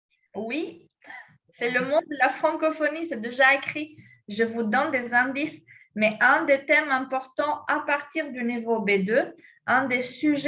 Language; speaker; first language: French; non-native, fluent; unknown